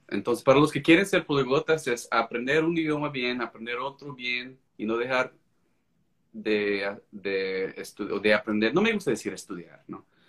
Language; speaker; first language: Spanish; non-native, fluent; English